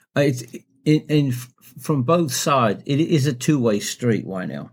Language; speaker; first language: English; native; English